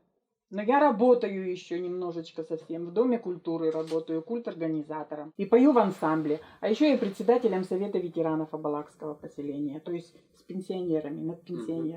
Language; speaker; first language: Russian; native; Russian